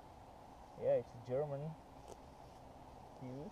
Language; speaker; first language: English; non-native, learner; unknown